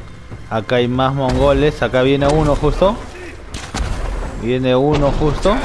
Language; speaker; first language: Spanish; native; Spanish